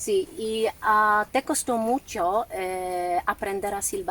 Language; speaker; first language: Spanish; non-native, fluent; Polish